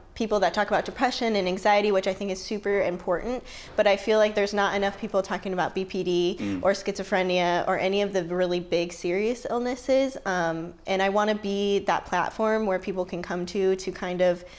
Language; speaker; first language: English; native; English